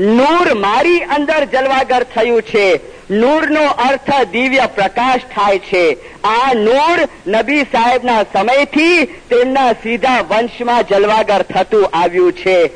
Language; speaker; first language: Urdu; non-native, local second language; Gujarati